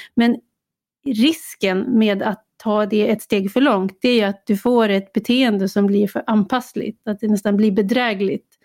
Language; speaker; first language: Swedish; native; Swedish